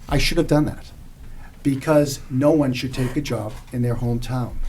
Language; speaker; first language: English; native; English